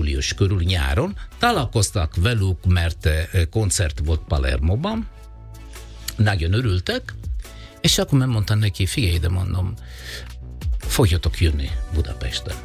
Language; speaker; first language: Hungarian; non-native, learner; Italian